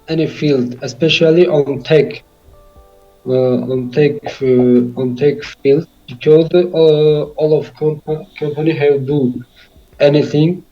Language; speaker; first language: English; non-native, learner; Tajik